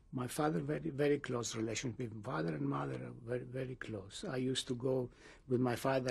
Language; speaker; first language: English; non-native, fluent; Greek